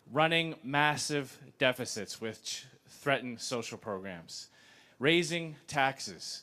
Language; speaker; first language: English; native; English